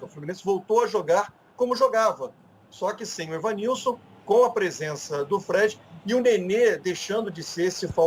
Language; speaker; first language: Portuguese; native; Portuguese